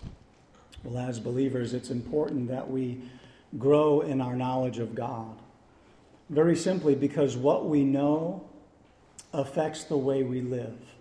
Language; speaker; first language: English; native; English